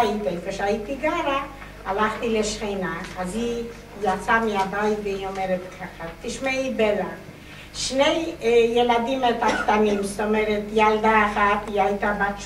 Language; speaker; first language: Hebrew; non-native, fluent; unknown